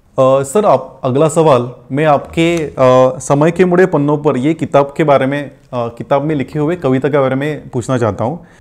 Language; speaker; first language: Hindi; non-native, local second language; Marathi